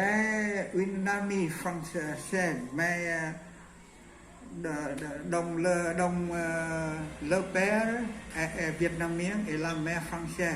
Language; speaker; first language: French; non-native, learner; Vietnamese